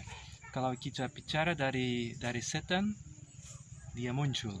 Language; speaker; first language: Indonesian; non-native, learner; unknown